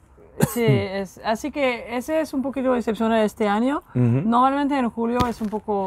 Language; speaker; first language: Spanish; non-native, fluent; French